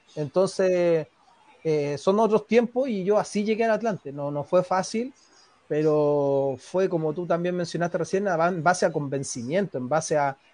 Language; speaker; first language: Spanish; native; Spanish